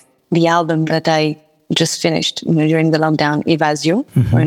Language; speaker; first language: English; non-native, fluent; Morisyen